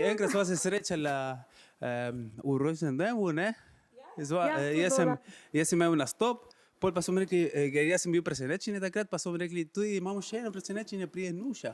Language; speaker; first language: Slovenian; non-native, fluent; Spanish